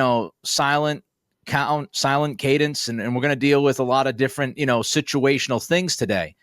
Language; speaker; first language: English; native; English